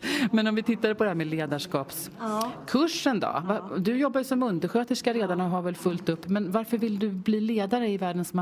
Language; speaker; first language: Swedish; native; Swedish